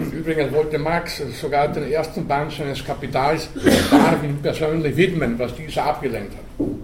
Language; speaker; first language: German; native; German